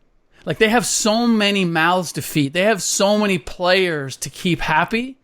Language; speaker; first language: English; native; English